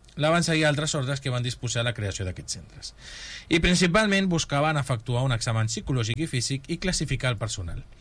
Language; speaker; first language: Catalan; non-native, local second language; Spanish